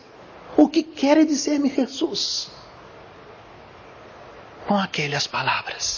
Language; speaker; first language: Spanish; non-native, learner; Portuguese